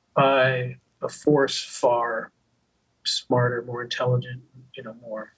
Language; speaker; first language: English; native; English